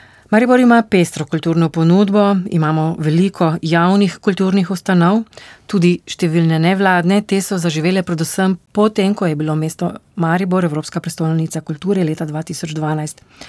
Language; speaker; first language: Slovenian; native; Slovenian